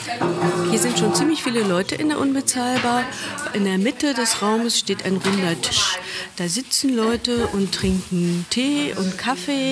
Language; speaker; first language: German; native; German